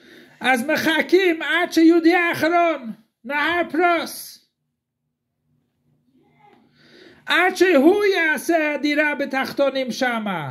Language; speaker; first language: Hebrew; non-native, fluent; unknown